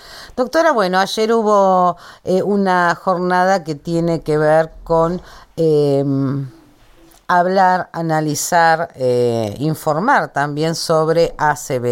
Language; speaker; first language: Spanish; native; Spanish